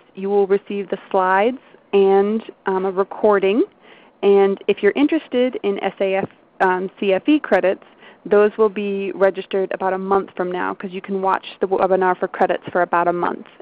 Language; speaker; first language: English; native; English